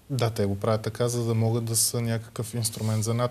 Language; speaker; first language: Bulgarian; native; Bulgarian